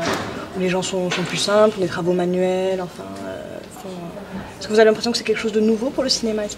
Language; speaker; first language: French; native; French